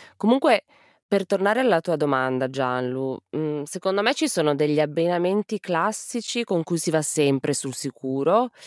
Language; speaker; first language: Italian; native; Italian